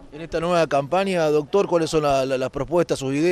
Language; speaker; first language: Spanish; native; Spanish